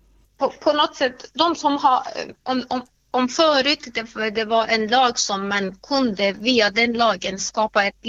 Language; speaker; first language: Swedish; non-native, fluent; Persian